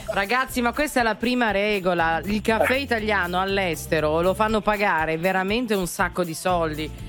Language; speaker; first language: Italian; native; Italian